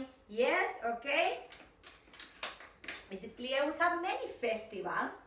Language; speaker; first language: English; non-native, fluent; Spanish